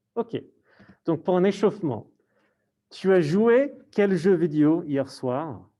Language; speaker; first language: French; non-native, fluent; English